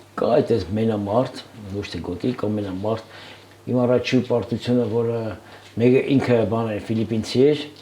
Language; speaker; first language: Armenian; native; Armenian